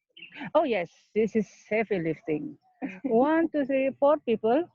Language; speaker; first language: English; non-native, learner; Indonesian